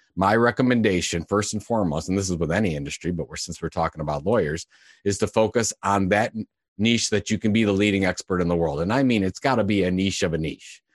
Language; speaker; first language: English; native; English